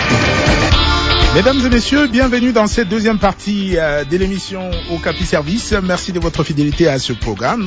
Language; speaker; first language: French; non-native, local second language; Lingala